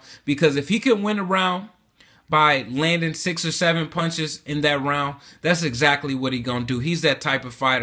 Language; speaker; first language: English; native; English